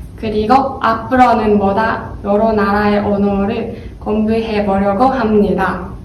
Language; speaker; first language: Korean; non-native, learner; Japanese